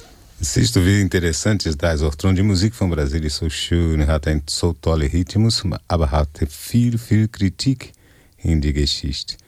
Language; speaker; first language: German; non-native, fluent; Portuguese